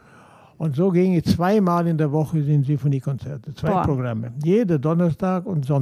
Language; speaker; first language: German; non-native, fluent; Swedish